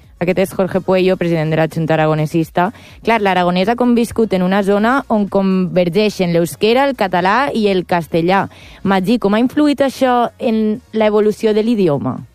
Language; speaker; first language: Catalan; native; Catalan